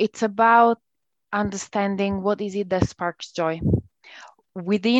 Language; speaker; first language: English; non-native, fluent; Italian